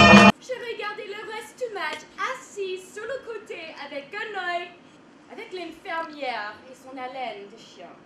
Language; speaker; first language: French; non-native, fluent; English